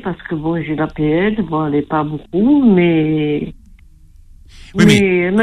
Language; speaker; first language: French; non-native, learner; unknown